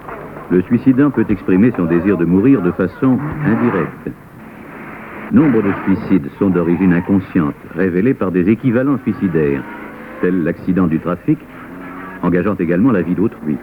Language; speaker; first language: French; native; French